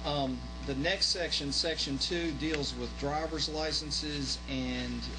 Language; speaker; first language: English; native; English